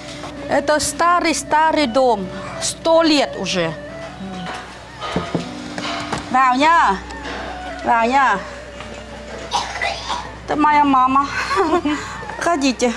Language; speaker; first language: Russian; non-native, learner; Vietnamese